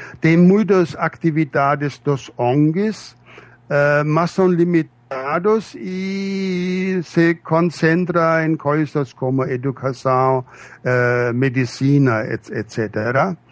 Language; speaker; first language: Portuguese; non-native, fluent; German